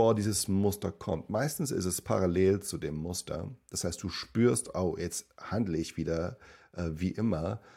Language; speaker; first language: German; native; German